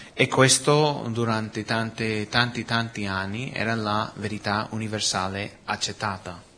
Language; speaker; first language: Italian; non-native, fluent; Spanish